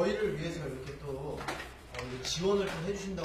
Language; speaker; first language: Korean; native; Korean